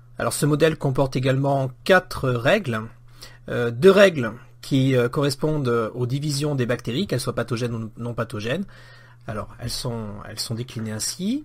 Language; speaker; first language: French; native; French